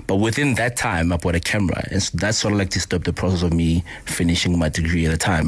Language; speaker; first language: English; non-native, local second language; Northern Sotho